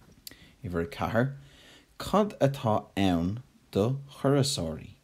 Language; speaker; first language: Irish; non-native, local second language; English